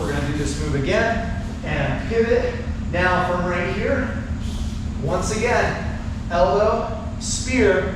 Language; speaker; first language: English; native; English